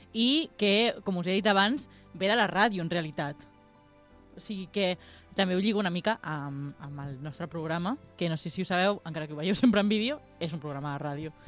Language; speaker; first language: Catalan; non-native, local second language; Spanish